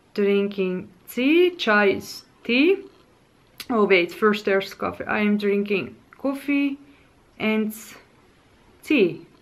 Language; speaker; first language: English; non-native, fluent; Dutch